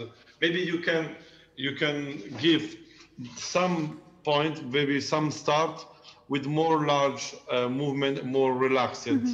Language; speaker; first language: English; non-native, learner; Italian